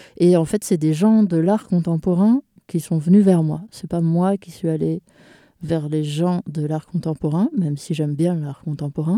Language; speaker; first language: French; native; French